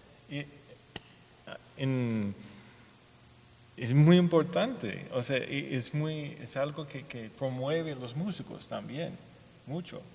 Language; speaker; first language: Spanish; non-native, fluent; English